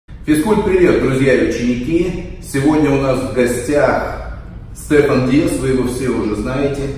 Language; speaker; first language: Russian; native; Russian